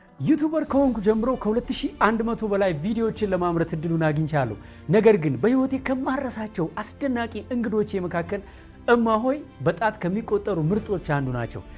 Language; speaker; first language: Amharic; native; Amharic